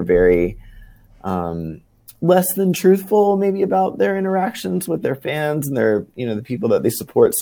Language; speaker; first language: English; native; English